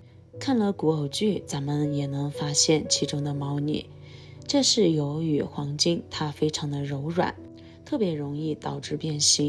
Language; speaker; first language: Chinese; native; Chinese